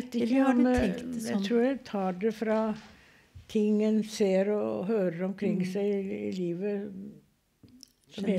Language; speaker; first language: Norwegian; native; Norwegian